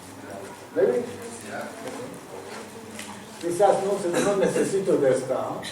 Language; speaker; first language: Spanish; non-native, learner; English